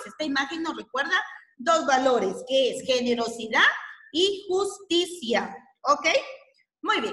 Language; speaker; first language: Spanish; native; Spanish